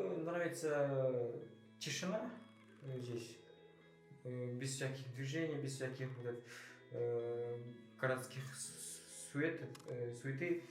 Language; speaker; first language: Russian; non-native, local second language; Kazakh